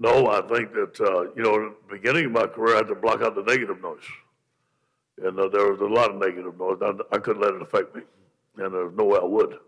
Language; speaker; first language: English; native; English